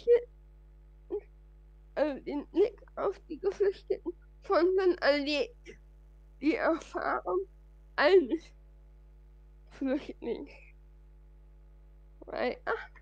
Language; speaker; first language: German; non-native, fluent; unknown